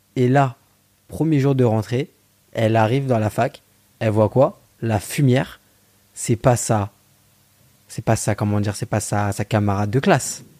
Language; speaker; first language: French; native; French